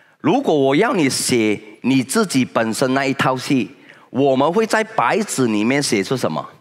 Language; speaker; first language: Chinese; native; Chinese